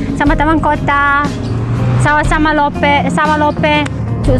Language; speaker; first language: Indonesian; non-native, learner; Serbian